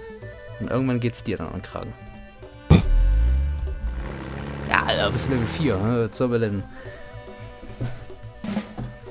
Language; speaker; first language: German; native; German